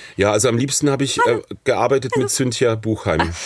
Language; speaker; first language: German; non-native, fluent; English